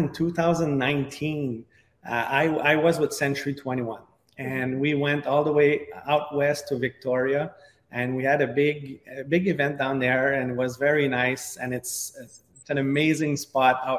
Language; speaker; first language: English; non-native, fluent; French